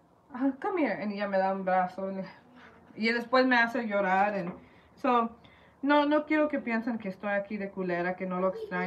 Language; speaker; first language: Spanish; early bilingual, heritage; Spanish